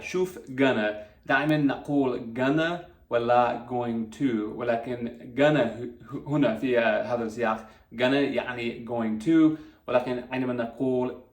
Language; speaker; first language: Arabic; non-native, fluent; English